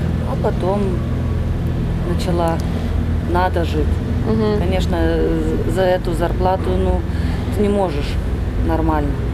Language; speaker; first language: Russian; non-native, learner; Lithuanian